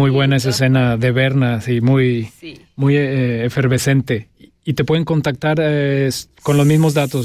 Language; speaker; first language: Spanish; native; Spanish